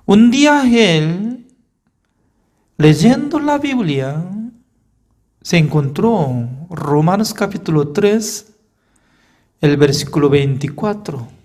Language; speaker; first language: Spanish; non-native, fluent; Korean